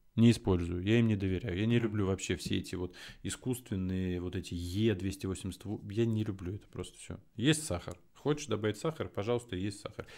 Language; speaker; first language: Russian; native; Russian